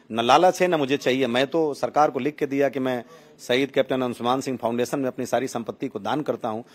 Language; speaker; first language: Hindi; native; Hindi